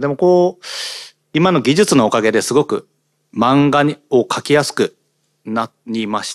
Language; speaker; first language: Japanese; native; Japanese